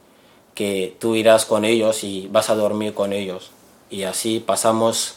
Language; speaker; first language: Spanish; non-native, learner; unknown